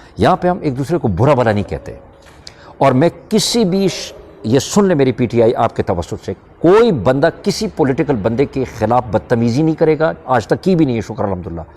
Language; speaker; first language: Urdu; non-native, local second language; Pashto